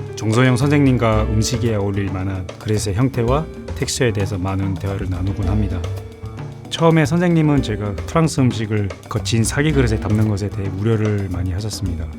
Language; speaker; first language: Korean; native; Korean